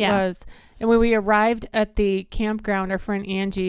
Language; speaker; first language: English; native; English